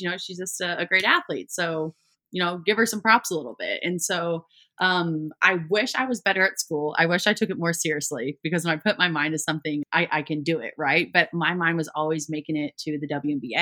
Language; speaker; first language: English; native; English